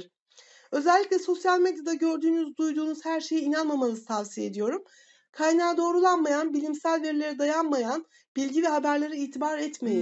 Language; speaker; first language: Turkish; native; Turkish